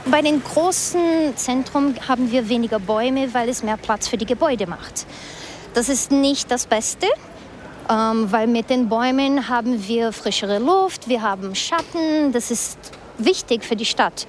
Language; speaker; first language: German; early bilingual, other home language; Portuguese